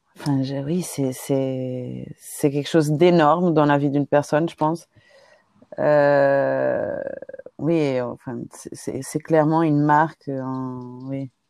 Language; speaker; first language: French; non-native, fluent; Portuguese